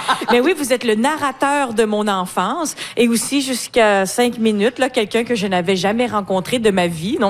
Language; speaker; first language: French; native; French